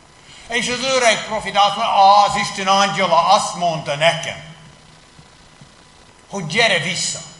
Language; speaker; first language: Hungarian; non-native, fluent; English